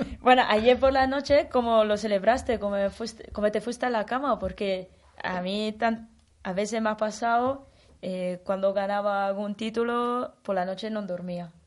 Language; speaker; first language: Spanish; non-native, fluent; Italian